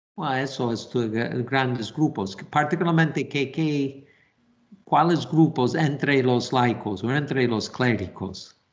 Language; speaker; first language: Spanish; non-native, fluent; English